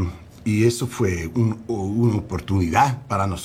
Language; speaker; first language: Spanish; early bilingual, heritage; English